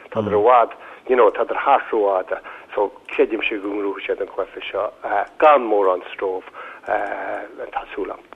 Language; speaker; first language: Irish; native; Irish